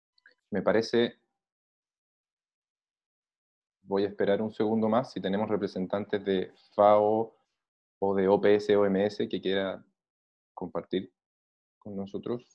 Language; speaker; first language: Spanish; native; Spanish